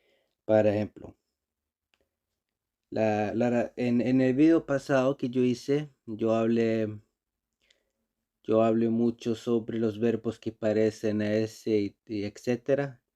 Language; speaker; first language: Spanish; non-native, learner; Icelandic